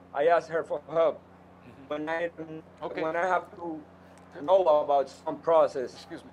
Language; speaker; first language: English; non-native, fluent; Spanish